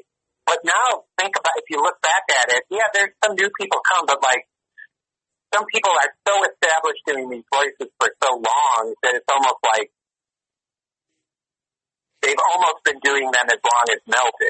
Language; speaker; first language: English; native; English